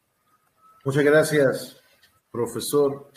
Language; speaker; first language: Spanish; non-native, learner; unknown